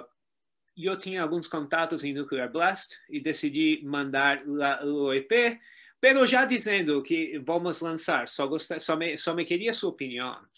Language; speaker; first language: Spanish; non-native, learner; Portuguese